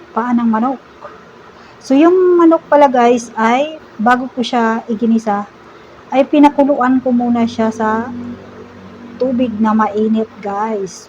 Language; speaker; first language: Filipino; non-native, local second language; Cebuano